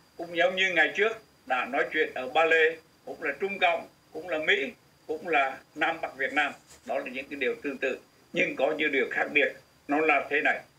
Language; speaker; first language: Vietnamese; native; Vietnamese